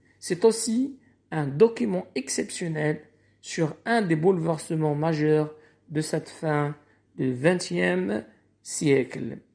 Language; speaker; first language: French; non-native, local second language; Arabic